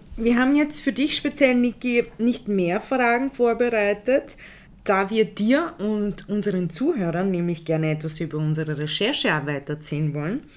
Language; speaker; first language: German; early bilingual, other home language; Croatian